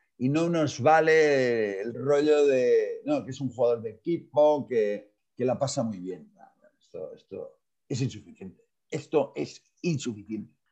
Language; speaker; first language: Spanish; non-native, local second language; Catalan